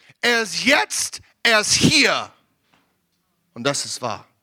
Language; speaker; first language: German; non-native, learner; English